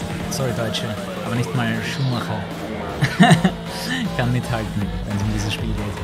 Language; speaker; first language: German; native; German